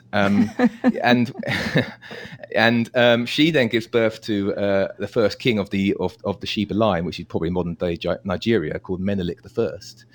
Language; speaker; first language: English; native; English